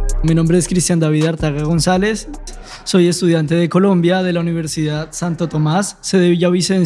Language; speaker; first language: Spanish; native; Spanish